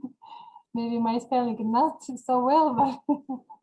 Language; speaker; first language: English; non-native, learner; Georgian